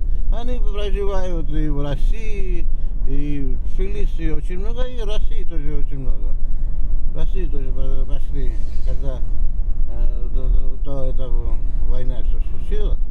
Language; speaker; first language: Russian; non-native, fluent; Georgian